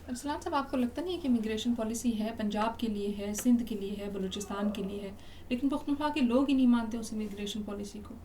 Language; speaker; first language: Urdu; non-native, local second language; Pashto